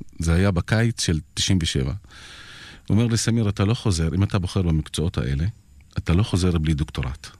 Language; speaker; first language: Hebrew; non-native, local second language; Arabic